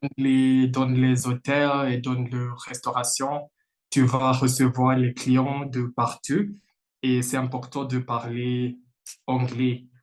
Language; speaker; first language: French; non-native, fluent; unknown